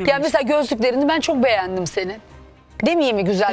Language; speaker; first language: Turkish; native; Turkish